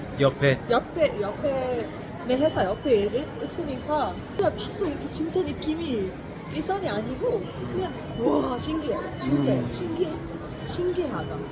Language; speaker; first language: Korean; non-native, learner; Arabic